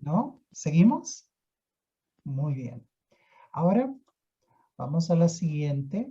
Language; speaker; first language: Spanish; non-native, fluent; Portuguese